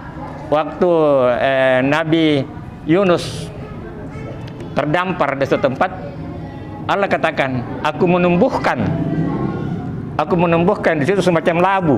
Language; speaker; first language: Indonesian; native; Indonesian